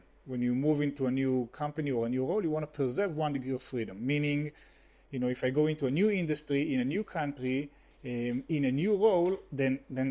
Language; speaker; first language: English; non-native, fluent; Hebrew